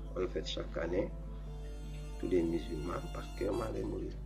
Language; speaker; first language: French; non-native, local second language; Wolof